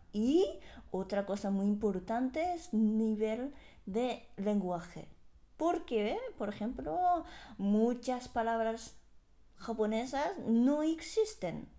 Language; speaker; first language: Spanish; non-native, fluent; Japanese